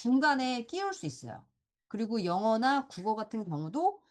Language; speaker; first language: Korean; native; Korean